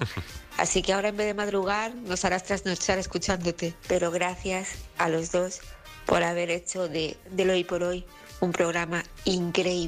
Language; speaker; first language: Spanish; native; Spanish